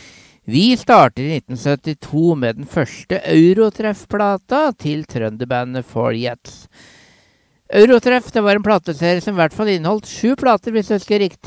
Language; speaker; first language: Norwegian; native; Norwegian